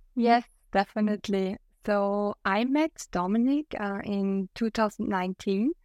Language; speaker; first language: English; non-native, fluent; German